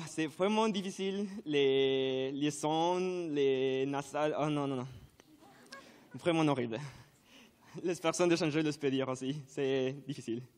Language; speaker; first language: French; non-native, learner; Spanish